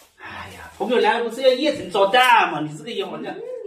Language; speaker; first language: Chinese; native; Chinese